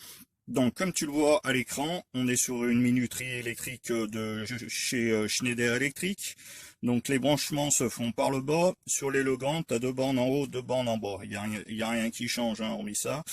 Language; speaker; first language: French; native; French